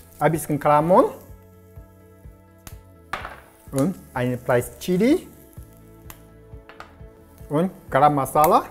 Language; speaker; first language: German; non-native, learner; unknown